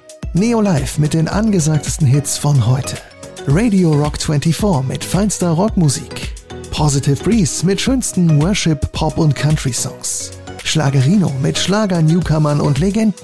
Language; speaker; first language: German; native; German